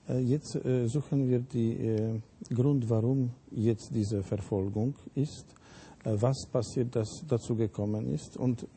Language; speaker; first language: German; non-native, fluent; Polish